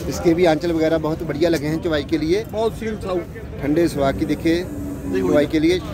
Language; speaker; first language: Hindi; non-native, local second language; Punjabi